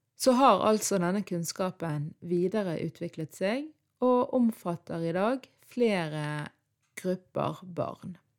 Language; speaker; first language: Norwegian; early bilingual, other home language; Arabic